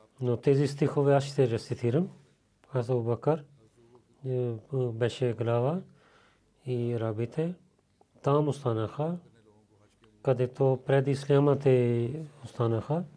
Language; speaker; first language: Bulgarian; non-native, learner; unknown